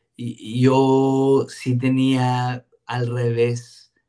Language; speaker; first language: Spanish; native; Spanish